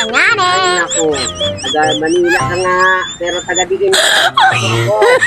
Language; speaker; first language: Filipino; non-native, local second language; Waray